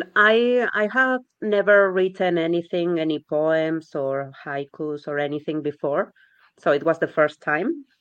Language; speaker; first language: English; non-native, fluent; Spanish